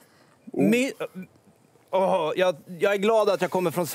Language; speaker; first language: Swedish; native; Swedish